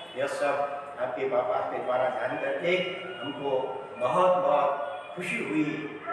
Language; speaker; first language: Hindi; non-native, local second language; Gujarati